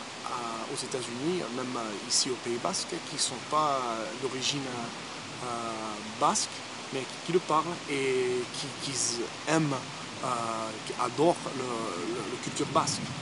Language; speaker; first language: French; early bilingual, heritage; English